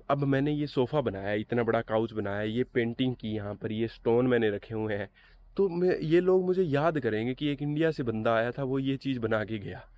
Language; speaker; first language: Hindi; native; Hindi